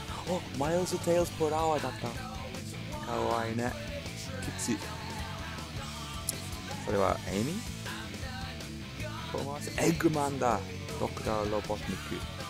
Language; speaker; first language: Japanese; non-native, learner; English